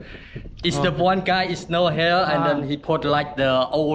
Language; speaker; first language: English; non-native, learner; Khmer